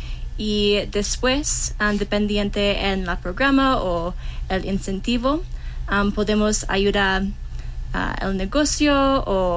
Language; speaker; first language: Spanish; non-native, learner; English